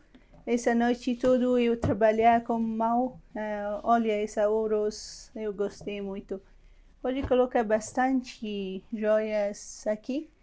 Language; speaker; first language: Portuguese; non-native, learner; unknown